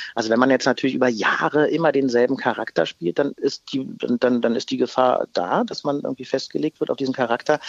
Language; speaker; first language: German; native; German